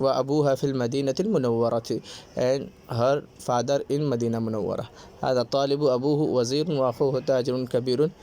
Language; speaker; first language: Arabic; non-native, fluent; Urdu